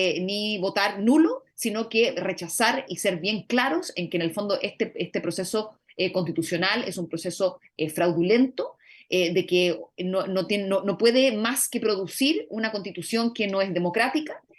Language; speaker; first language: Spanish; native; Spanish